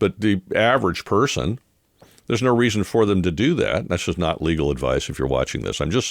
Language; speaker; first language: English; native; English